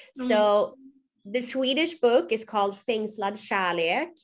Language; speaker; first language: English; non-native, fluent; Swedish